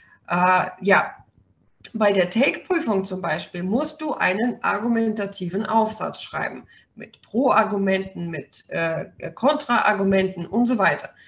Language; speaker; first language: German; non-native, fluent; Russian